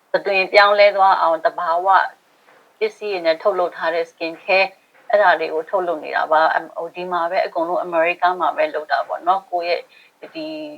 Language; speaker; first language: Burmese; non-native, local second language; Shan